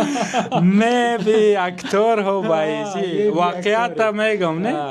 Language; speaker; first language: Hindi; non-native, learner; Persian